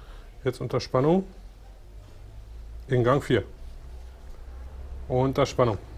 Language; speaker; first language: German; native; German